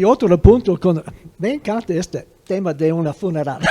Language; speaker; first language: Spanish; non-native, fluent; English